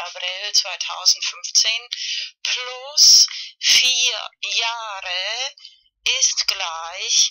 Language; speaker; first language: German; non-native, fluent; Spanish